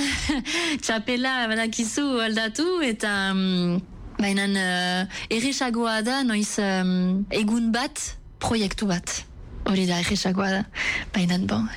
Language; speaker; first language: Basque; non-native, local second language; French